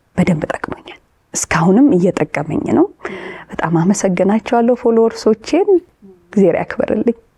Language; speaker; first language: Amharic; native; Amharic